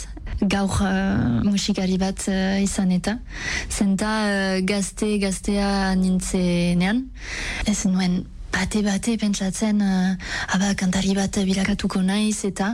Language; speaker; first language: Basque; non-native, local second language; French